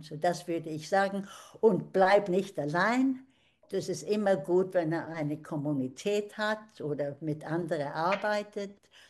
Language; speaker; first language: German; early bilingual, heritage; German